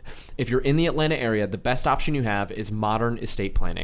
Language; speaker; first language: English; native; English